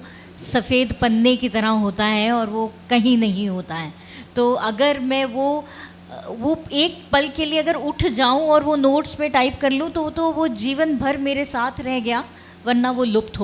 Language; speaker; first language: Hindi; native; Hindi